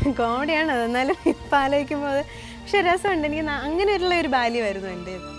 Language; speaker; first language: Malayalam; native; Malayalam